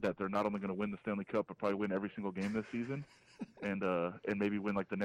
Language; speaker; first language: English; native; English